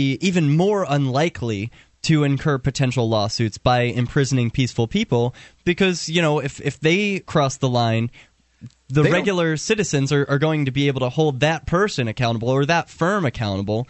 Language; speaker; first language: English; native; English